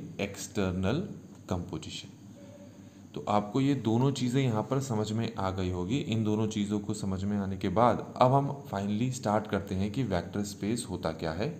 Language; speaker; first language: Hindi; native; Hindi